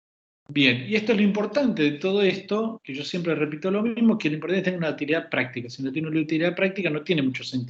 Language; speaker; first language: Spanish; native; Spanish